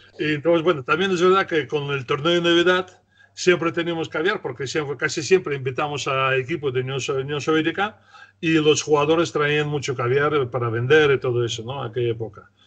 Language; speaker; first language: Spanish; non-native, fluent; Russian